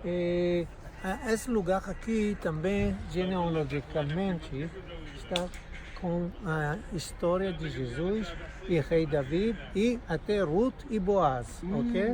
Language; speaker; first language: Portuguese; non-native, fluent; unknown